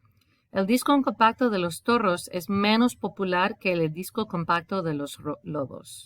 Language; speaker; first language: Spanish; non-native, fluent; English